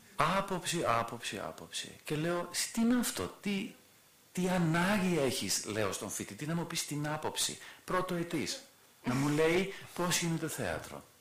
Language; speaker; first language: Greek; non-native, fluent; German